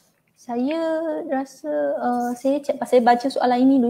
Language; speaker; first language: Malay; non-native, fluent; Chinese